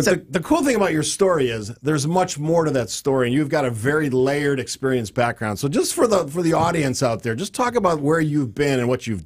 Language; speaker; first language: English; native; English